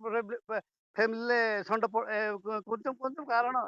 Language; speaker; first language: Tamil; non-native, learner; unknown